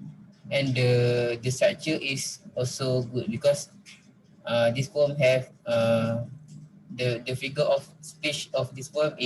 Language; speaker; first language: English; non-native, local second language; Malay